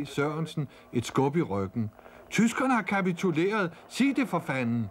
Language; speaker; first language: Danish; native; Danish